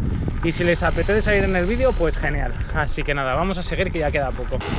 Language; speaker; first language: Spanish; native; Spanish